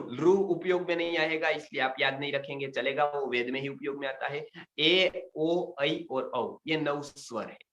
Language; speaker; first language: Hindi; non-native, local second language; Gujarati